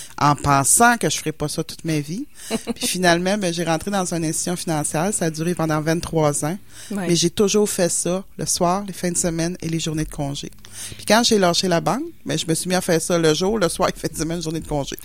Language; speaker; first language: French; native; French